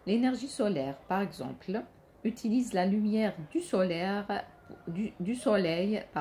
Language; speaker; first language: French; non-native, local second language; Arabic